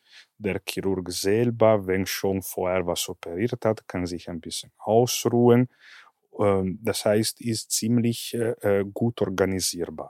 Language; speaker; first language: German; non-native, fluent; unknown